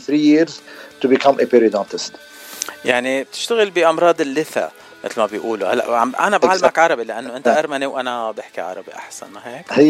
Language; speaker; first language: Arabic; native; Arabic